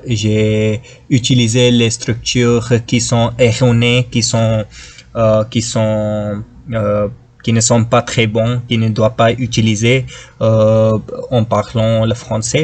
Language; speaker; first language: French; non-native, fluent; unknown